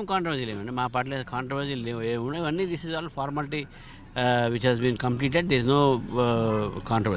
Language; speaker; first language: Telugu; native; Telugu